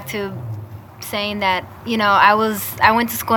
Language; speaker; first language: English; non-native, fluent; Spanish